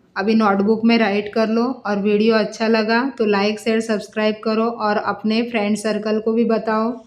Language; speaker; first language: Hindi; non-native, local second language; Marathi